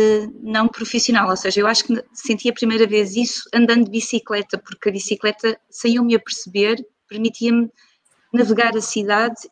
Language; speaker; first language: Portuguese; native; Portuguese